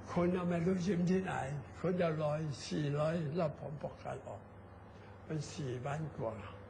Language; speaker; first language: Thai; non-native, learner; Chinese